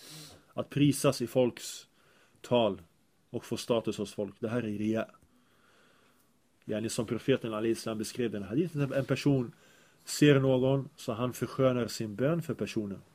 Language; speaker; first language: Swedish; early bilingual, other home language; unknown